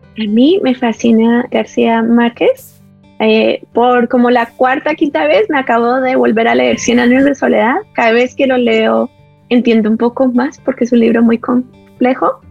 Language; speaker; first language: Spanish; native; Spanish